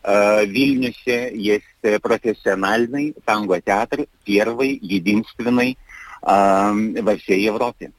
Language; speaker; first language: Russian; non-native, fluent; Lithuanian